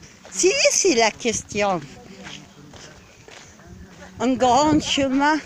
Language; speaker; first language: French; non-native, learner; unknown